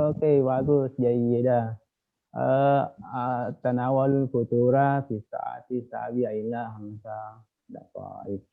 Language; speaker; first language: Arabic; non-native, learner; Indonesian